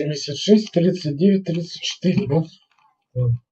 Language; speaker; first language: Russian; native; Russian